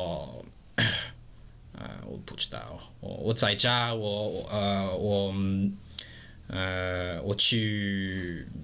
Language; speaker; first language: Chinese; non-native, learner; English